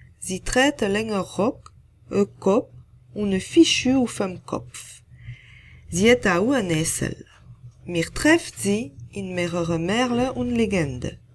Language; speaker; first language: German; non-native, fluent; French